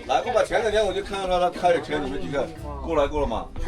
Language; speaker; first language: Chinese; native; Chinese